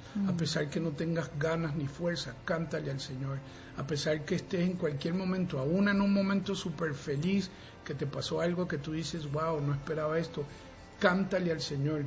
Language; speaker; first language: Spanish; native; Spanish